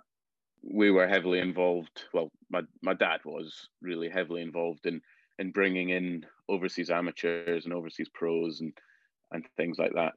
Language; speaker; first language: English; native; English